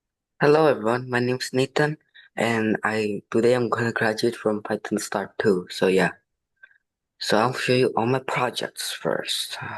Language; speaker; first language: English; non-native, fluent; Indonesian